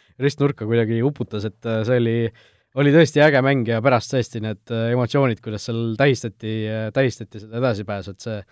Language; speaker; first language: Estonian; native; Estonian